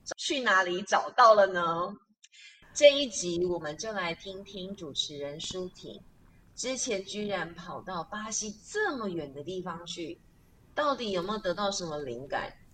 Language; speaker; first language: Chinese; native; Chinese